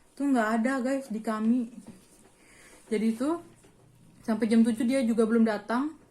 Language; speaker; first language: Indonesian; native; Indonesian